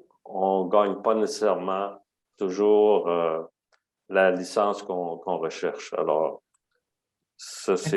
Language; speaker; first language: French; native; French